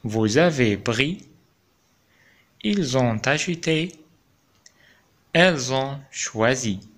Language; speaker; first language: French; non-native, fluent; Arabic